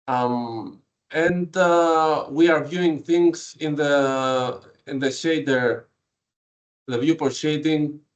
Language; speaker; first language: English; non-native, fluent; Greek